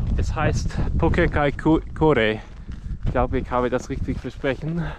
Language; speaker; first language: German; non-native, learner; English